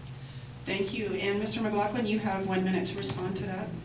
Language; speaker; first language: English; native; English